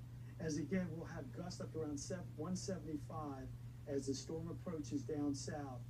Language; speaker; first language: English; native; English